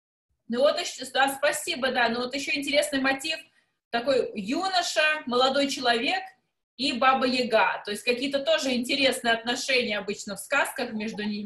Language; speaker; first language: Russian; native; Russian